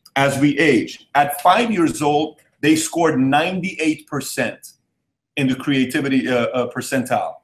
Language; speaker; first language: English; early bilingual, other home language; Persian